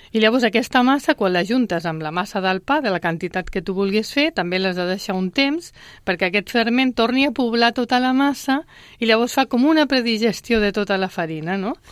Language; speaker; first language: Catalan; native; Catalan